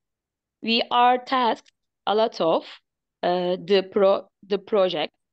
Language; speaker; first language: English; non-native, learner; Turkish